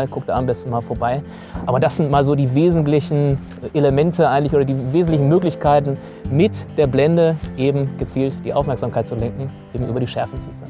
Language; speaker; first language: German; native; German